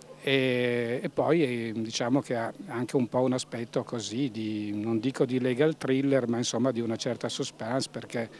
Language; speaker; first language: Italian; native; Italian